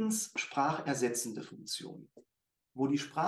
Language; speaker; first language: German; native; German